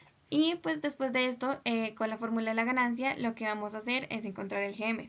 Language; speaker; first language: Spanish; native; Spanish